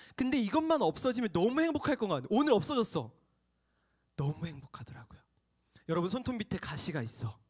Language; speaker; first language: Korean; native; Korean